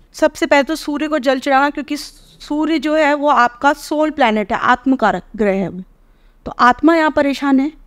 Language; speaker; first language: Hindi; native; Hindi